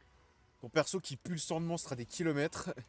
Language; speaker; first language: French; native; French